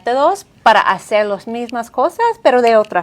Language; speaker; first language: Spanish; non-native, fluent; English